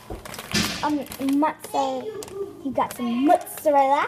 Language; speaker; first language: English; native; English